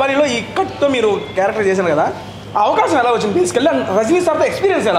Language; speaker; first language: Telugu; native; Telugu